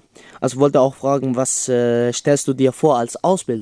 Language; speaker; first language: German; non-native, learner; Arabic